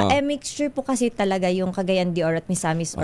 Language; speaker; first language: Filipino; non-native, local second language; Cebuano